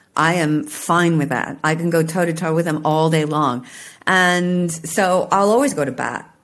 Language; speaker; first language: English; native; English